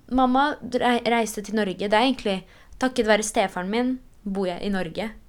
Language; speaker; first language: Norwegian; early bilingual, other home language; Polish